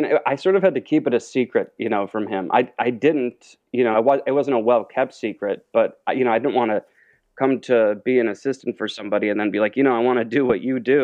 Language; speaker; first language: English; native; English